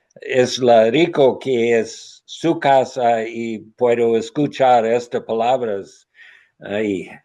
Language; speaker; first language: Spanish; non-native, learner; English